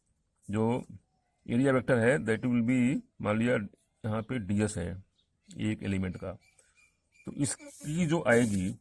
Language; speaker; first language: Hindi; native; Hindi